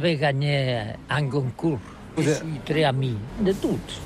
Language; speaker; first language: French; non-native, learner; Catalan